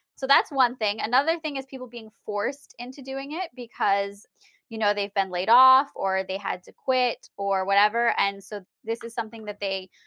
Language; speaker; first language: English; native; English